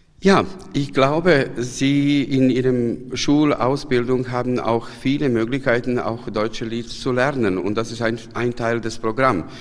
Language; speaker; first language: German; non-native, fluent; Serbian